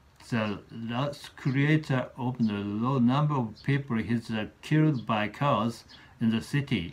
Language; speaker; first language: English; non-native, learner; Japanese